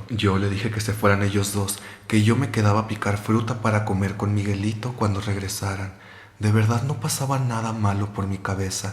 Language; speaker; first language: Spanish; native; Spanish